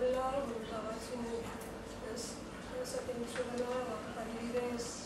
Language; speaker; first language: Basque; non-native, local second language; Spanish